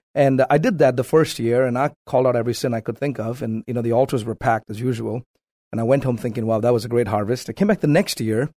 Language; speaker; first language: English; non-native, local second language; Malayalam